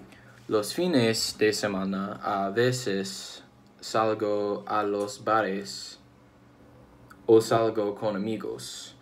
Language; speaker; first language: Spanish; non-native, learner; English